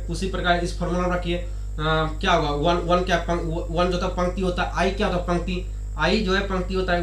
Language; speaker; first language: Hindi; native; Hindi